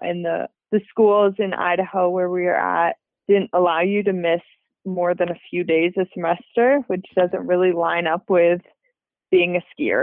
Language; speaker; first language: English; native; English